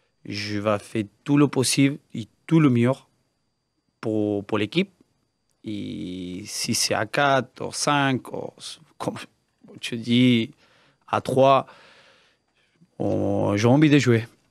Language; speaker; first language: French; non-native, learner; Spanish